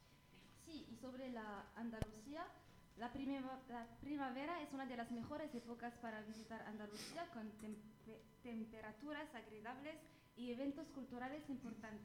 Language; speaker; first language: Spanish; non-native, learner; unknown